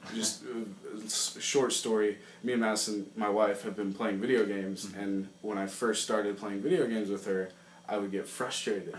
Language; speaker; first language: English; native; English